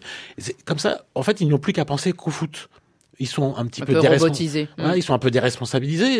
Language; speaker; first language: French; native; French